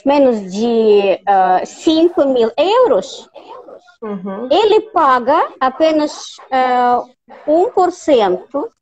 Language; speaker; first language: Portuguese; non-native, fluent; Russian